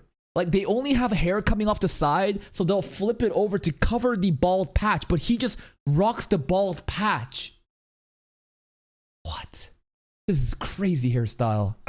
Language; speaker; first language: English; native; English